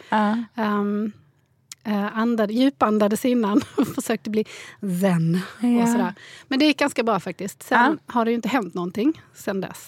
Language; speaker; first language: Swedish; native; Swedish